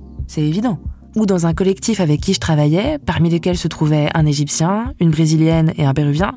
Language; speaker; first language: French; native; French